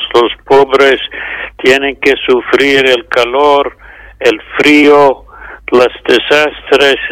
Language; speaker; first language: Spanish; non-native, fluent; English